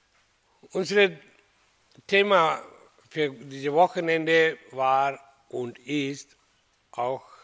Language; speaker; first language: German; non-native, fluent; Hindi